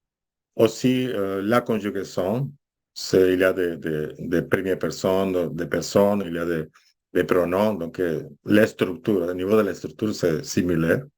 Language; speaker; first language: French; non-native, fluent; Spanish